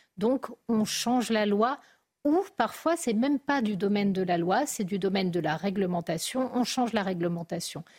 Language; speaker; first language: French; native; French